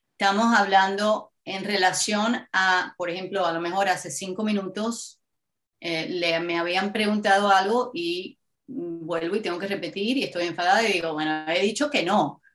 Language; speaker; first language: Spanish; native; Spanish